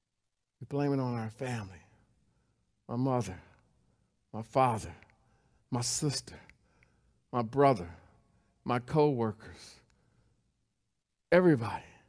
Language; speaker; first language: English; native; English